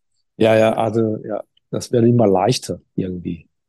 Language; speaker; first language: German; non-native, fluent; Chinese